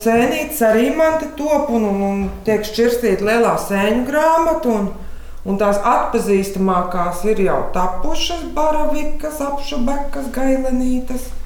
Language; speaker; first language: Latvian; native; Latvian